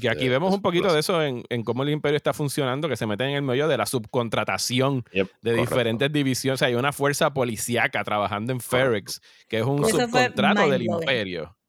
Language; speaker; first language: Spanish; native; Spanish